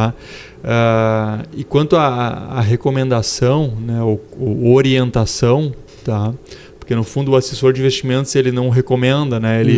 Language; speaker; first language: Portuguese; native; Portuguese